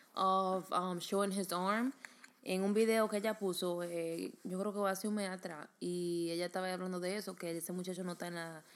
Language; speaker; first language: Spanish; early bilingual, heritage; Spanish